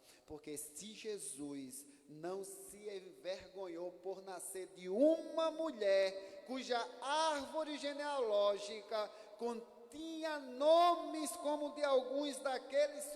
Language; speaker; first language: Portuguese; native; Portuguese